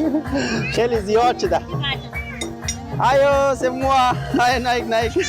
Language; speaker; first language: Indonesian; non-native, learner; Persian